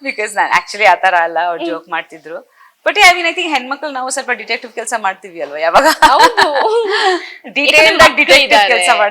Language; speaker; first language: Kannada; non-native, fluent; Bangla